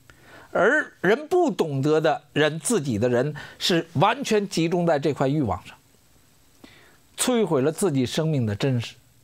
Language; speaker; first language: Chinese; native; Chinese